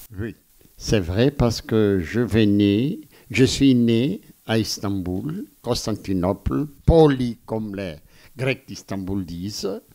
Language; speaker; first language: French; non-native, fluent; Greek